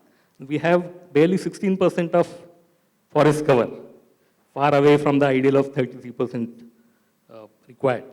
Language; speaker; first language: English; non-native, local second language; Marathi